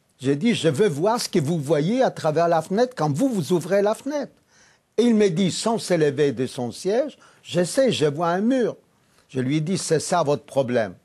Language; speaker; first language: French; non-native, fluent; Polish